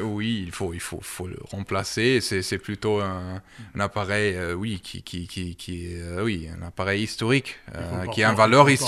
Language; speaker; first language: French; early bilingual, heritage; German